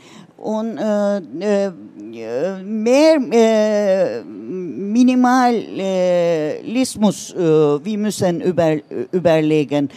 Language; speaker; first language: German; non-native, learner; Turkish